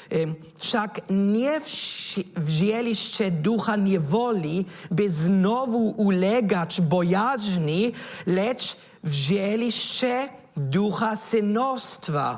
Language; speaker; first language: Polish; non-native, learner; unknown